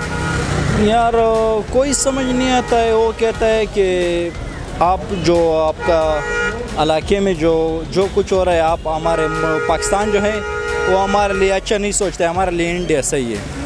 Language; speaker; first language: Hindi; non-native, local second language; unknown